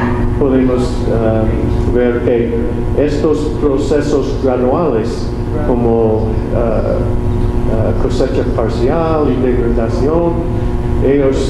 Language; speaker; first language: Spanish; non-native, learner; English